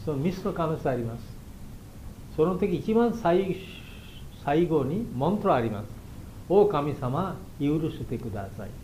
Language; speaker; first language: Japanese; non-native, learner; Bangla